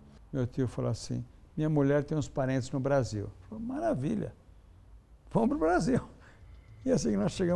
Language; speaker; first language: Portuguese; early bilingual, other home language; Hungarian